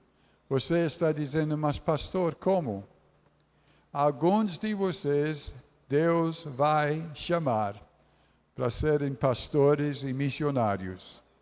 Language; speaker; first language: Portuguese; non-native, fluent; English